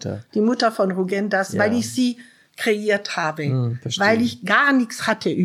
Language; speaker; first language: German; non-native, fluent; French